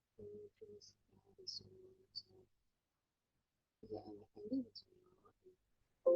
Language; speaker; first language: English; non-native, learner; Indonesian